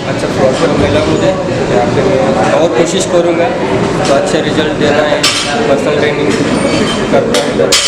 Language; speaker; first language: Hindi; non-native, local second language; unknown